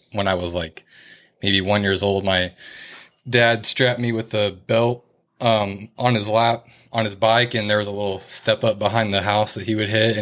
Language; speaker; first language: English; native; English